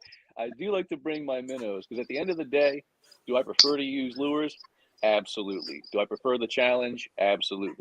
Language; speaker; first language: English; native; English